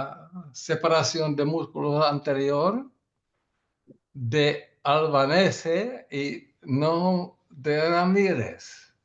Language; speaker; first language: Spanish; non-native, learner; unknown